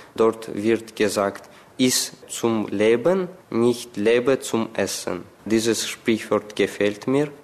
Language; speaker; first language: German; non-native, learner; Azerbaijani